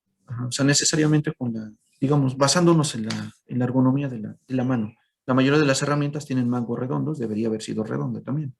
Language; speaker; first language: Spanish; native; Spanish